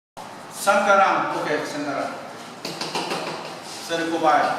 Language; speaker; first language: French; non-native, learner; Vietnamese